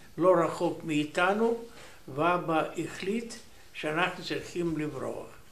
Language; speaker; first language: Hebrew; non-native, learner; Romanian